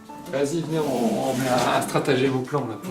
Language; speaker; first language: French; native; French